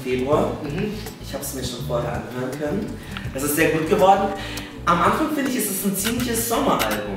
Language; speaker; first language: German; native; German